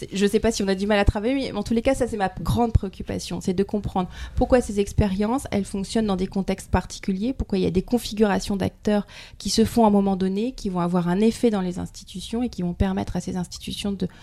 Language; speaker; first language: French; native; French